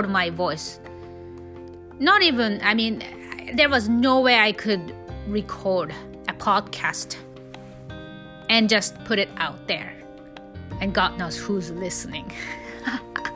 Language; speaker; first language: English; non-native, fluent; Japanese